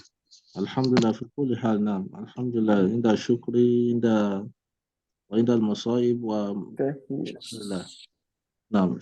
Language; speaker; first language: Arabic; non-native, fluent; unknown